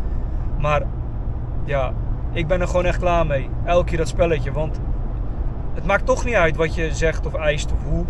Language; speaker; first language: Dutch; native; Dutch